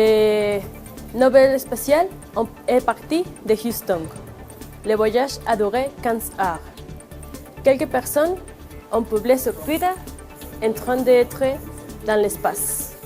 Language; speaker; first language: French; non-native, learner; Spanish